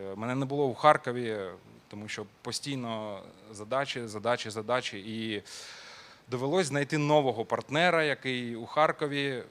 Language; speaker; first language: Ukrainian; non-native, local second language; Russian